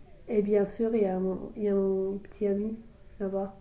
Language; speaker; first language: French; non-native, fluent; English